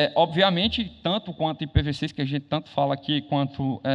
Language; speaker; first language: Portuguese; native; Portuguese